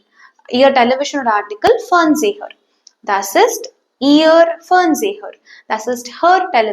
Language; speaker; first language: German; non-native, fluent; Tamil